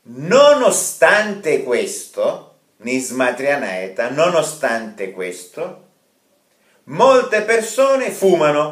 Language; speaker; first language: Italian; non-native, fluent; Russian